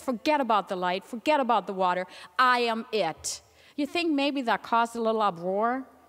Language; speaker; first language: English; non-native, fluent; German